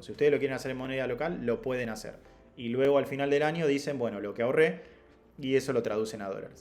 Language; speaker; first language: Spanish; native; Spanish